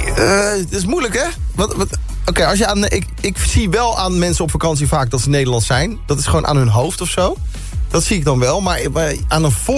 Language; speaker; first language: Dutch; native; Dutch